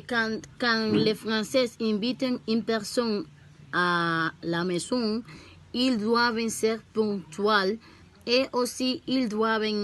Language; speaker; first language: French; non-native, learner; Spanish